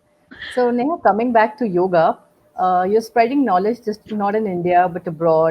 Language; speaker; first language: English; non-native, local second language; Hindi